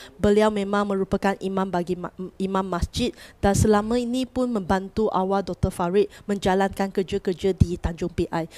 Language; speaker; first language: Malay; non-native, local second language; Chinese